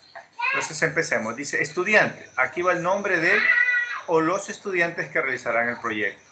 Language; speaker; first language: Spanish; native; Spanish